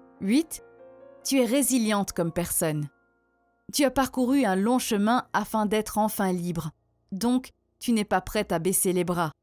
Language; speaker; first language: French; native; French